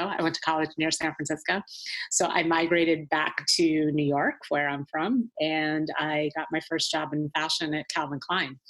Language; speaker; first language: English; native; English